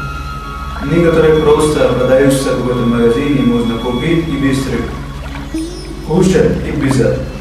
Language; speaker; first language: Russian; non-native, learner; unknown